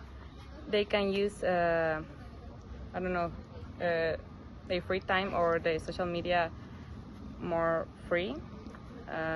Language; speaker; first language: English; non-native, fluent; Spanish